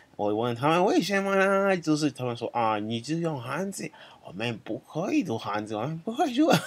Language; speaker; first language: Chinese; non-native, fluent; Shona